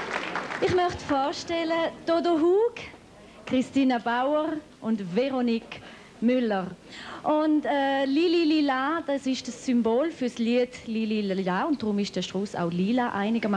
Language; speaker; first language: German; native; German